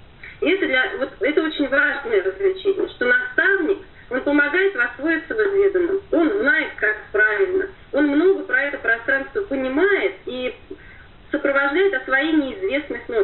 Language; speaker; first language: Russian; native; Russian